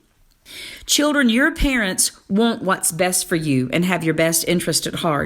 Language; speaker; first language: English; native; English